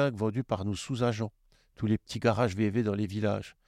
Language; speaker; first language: French; native; French